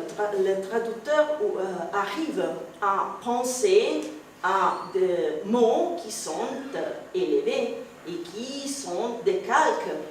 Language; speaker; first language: French; non-native, fluent; Italian